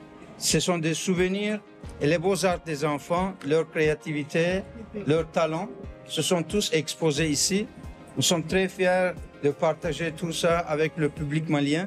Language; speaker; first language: French; non-native, learner; Turkish